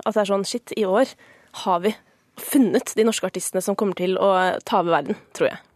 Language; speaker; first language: Norwegian; native; Norwegian